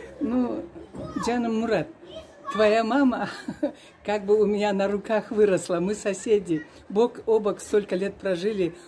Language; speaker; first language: Russian; non-native, local second language; Karachay-Balkar